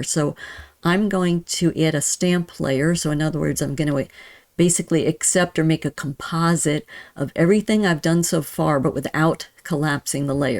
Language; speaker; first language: English; native; English